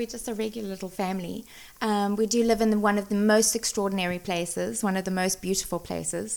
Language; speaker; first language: English; native; English